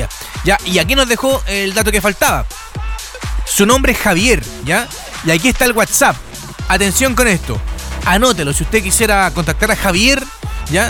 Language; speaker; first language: Spanish; native; Spanish